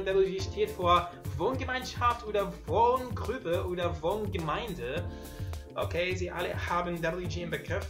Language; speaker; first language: German; non-native, learner; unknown